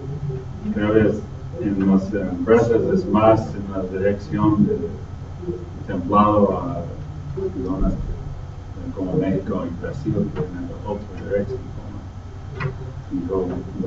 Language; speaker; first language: Spanish; non-native, fluent; English